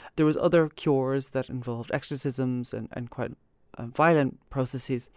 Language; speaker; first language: English; native; English